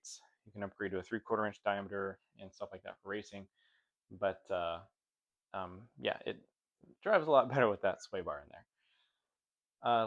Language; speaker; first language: English; native; English